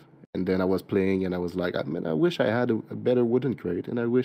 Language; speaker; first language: English; non-native, fluent; French